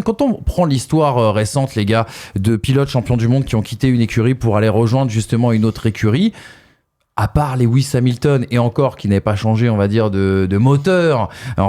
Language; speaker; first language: French; native; French